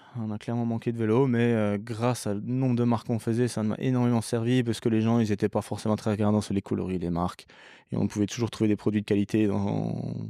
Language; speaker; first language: French; early bilingual, other home language; English